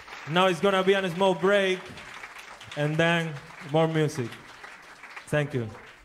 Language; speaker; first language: English; non-native, fluent; Spanish